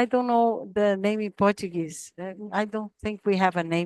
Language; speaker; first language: English; non-native, fluent; Portuguese